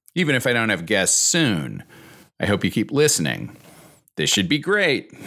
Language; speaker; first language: English; native; English